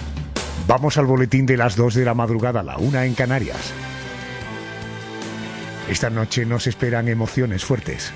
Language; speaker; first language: Spanish; native; Spanish